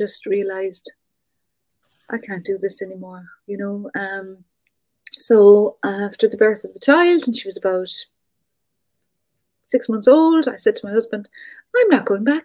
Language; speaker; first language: English; native; English